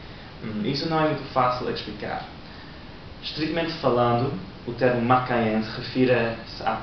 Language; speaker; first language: Portuguese; non-native, learner; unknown